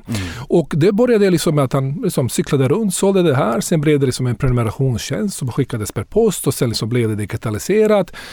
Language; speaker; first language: Swedish; non-native, fluent; Bosnian